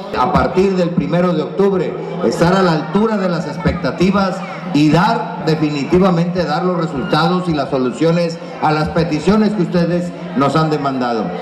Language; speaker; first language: Spanish; native; Spanish